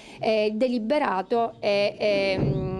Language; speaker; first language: Italian; native; Italian